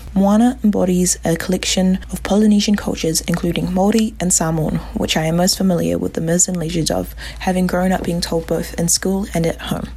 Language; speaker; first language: English; native; English